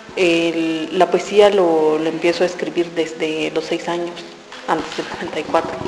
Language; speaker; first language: Spanish; non-native, local second language; Tzotzil